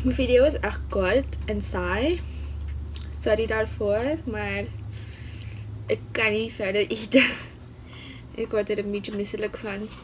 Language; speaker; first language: Dutch; non-native, local second language; Papiamento